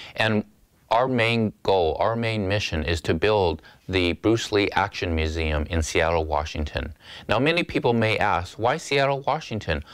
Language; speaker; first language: English; native; English